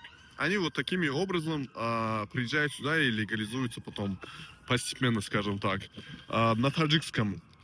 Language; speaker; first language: Russian; non-native, local second language; Tajik